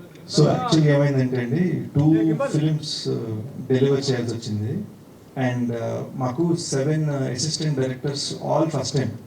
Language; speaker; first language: Telugu; early bilingual, heritage; Telugu